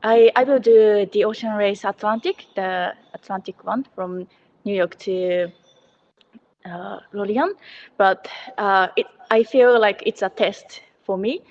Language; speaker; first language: English; non-native, learner; Japanese